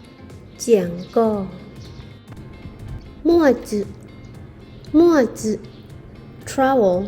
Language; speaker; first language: Chinese; non-native, learner; Lao